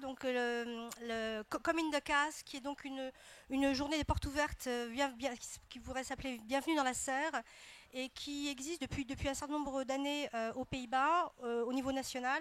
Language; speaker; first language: French; native; French